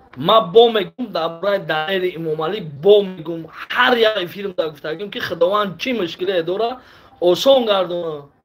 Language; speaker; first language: Tajik; native; Tajik